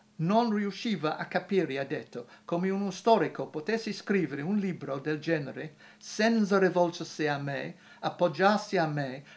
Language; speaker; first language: Italian; non-native, fluent; English